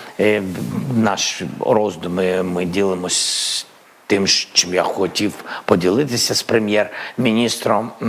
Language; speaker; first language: Ukrainian; non-native, local second language; Russian